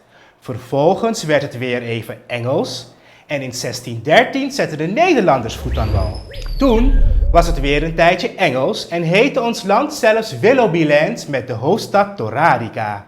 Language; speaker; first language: Dutch; native; Dutch